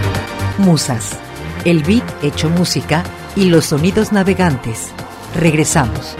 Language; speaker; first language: Spanish; native; Spanish